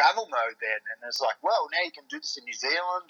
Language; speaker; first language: English; native; English